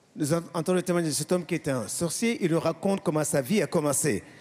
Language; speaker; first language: English; non-native, local second language; French